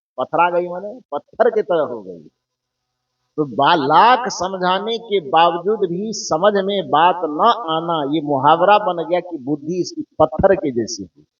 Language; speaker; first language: Hindi; native; Hindi